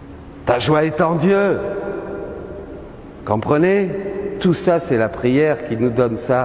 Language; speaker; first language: French; native; French